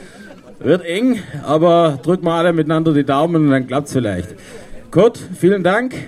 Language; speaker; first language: German; native; German